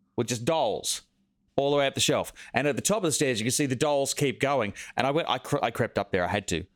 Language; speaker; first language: English; native; English